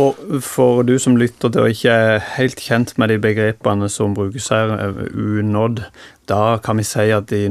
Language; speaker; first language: Norwegian; native; Norwegian